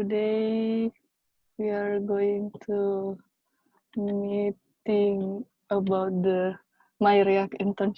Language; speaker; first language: English; non-native, learner; Indonesian